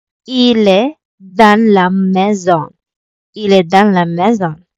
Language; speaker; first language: French; non-native, local second language; Filipino